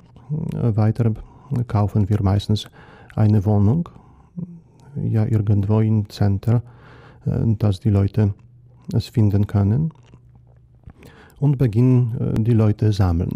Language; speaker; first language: German; non-native, fluent; Polish